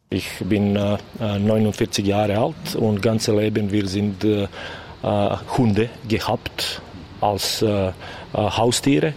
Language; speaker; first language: German; non-native, learner; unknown